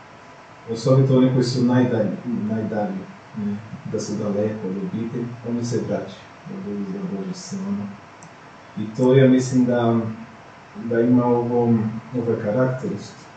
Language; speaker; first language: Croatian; non-native, fluent; Portuguese